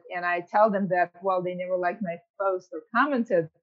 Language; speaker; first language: English; early bilingual, other home language; Ukrainian